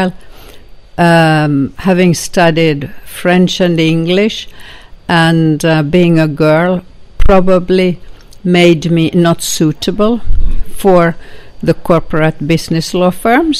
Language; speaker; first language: English; non-native, fluent; Swedish